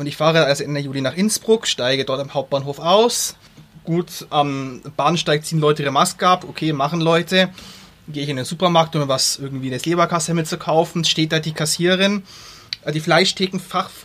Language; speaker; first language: German; native; German